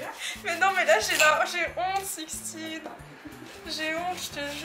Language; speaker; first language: French; native; French